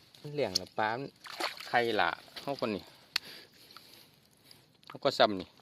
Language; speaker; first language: Thai; non-native, local second language; Northeastern Thai